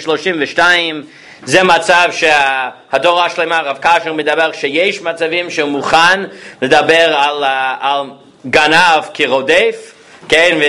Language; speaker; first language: Hebrew; non-native, fluent; English